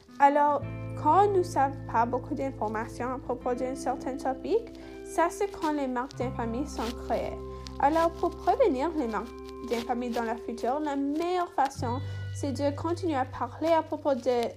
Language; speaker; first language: French; non-native, learner; English